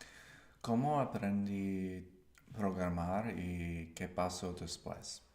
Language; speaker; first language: Spanish; non-native, learner; English